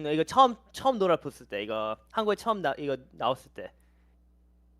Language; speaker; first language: Korean; early bilingual, heritage; Korean